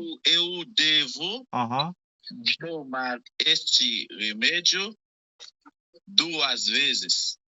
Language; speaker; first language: Portuguese; non-native, learner; Haitian Creole